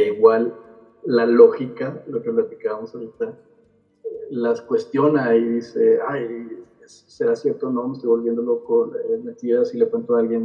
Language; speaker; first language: Spanish; native; Spanish